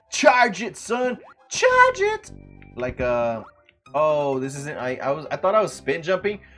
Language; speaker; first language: English; early bilingual, other home language; Spanish